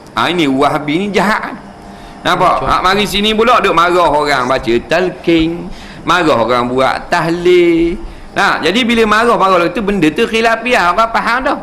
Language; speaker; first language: Malay; native; Malay